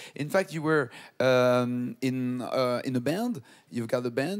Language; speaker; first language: English; non-native, fluent; French